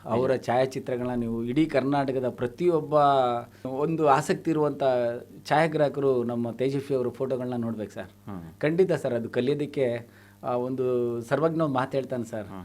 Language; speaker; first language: Kannada; non-native, local second language; Telugu